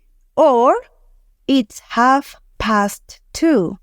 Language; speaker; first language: English; non-native, fluent; Spanish